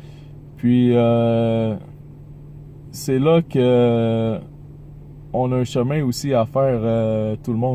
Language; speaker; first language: French; native; French